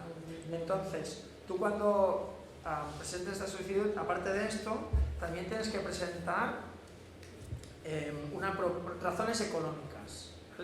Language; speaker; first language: Spanish; native; Spanish